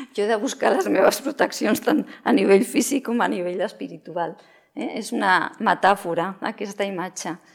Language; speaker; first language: Catalan; non-native, local second language; Spanish